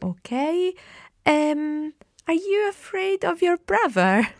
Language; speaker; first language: English; non-native, fluent; Italian